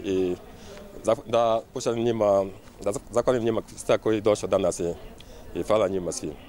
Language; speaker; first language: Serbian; non-native, learner; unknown